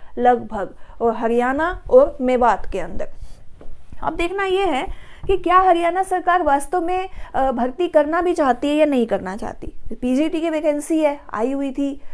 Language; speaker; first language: Hindi; native; Hindi